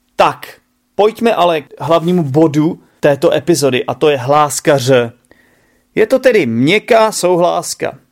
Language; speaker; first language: Czech; native; Czech